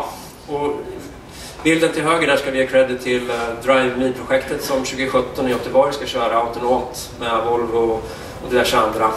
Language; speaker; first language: Swedish; native; Swedish